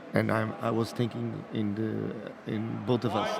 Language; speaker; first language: English; non-native, fluent; Portuguese